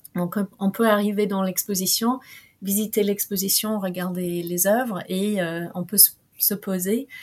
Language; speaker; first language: French; non-native, fluent; English